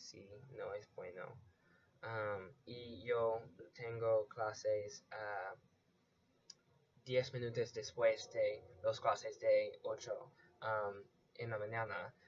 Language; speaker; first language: Spanish; non-native, learner; English